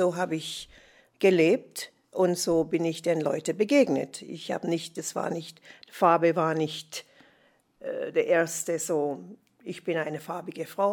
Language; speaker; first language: German; non-native, fluent; English